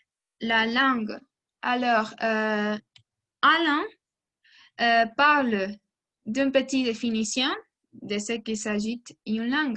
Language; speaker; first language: French; non-native, learner; Spanish